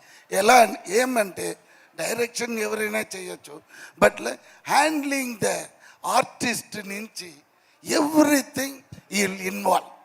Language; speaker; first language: Telugu; non-native, fluent; Tamil